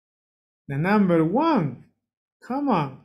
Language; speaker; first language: English; non-native, learner; Spanish